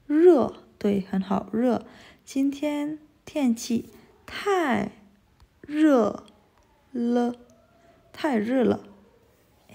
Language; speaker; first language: Chinese; non-native, fluent; Indonesian